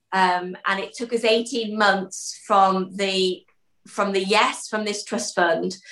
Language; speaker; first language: English; early bilingual, other home language; Dutch